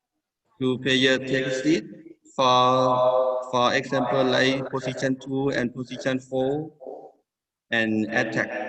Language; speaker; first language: English; non-native, learner; Thai